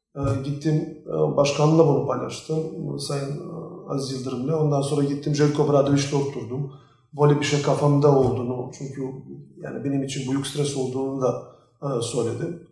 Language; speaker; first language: Turkish; non-native, fluent; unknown